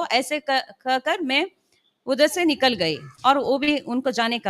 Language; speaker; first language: Hindi; non-native, local second language; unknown